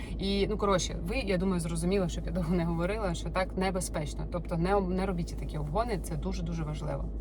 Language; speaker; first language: Ukrainian; non-native, local second language; Russian